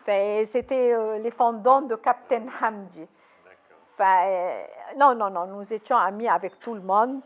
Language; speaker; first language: French; non-native, fluent; Arabic